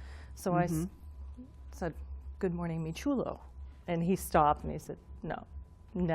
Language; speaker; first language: English; native; English